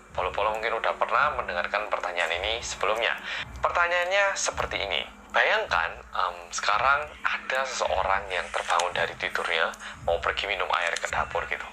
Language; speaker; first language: Indonesian; non-native, fluent; Korean